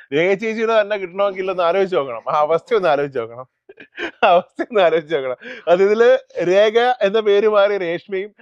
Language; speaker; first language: Malayalam; native; Malayalam